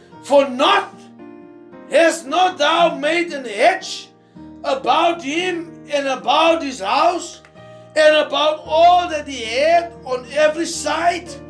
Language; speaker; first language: English; non-native, local second language; Afrikaans